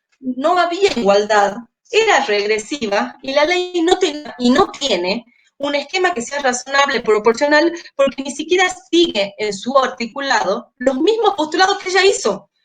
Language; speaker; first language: Spanish; native; Spanish